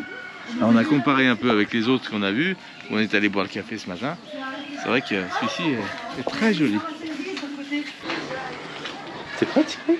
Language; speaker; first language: French; native; French